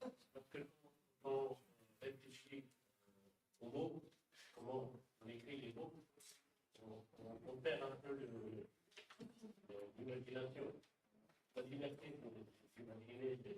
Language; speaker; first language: French; non-native, local second language; Arabic